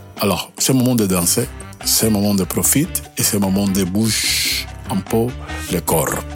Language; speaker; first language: French; non-native, learner; Spanish